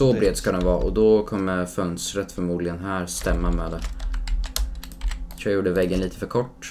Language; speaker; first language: Swedish; native; Swedish